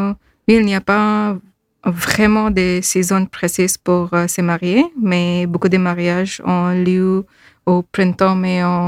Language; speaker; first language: French; non-native, learner; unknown